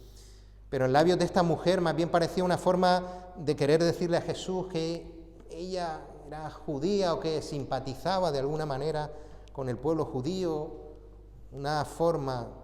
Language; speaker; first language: Spanish; native; Spanish